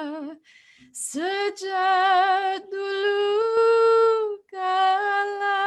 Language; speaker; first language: Indonesian; non-native, fluent; English